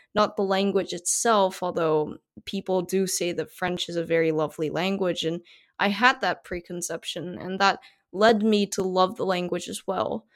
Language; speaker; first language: English; non-native, fluent; Korean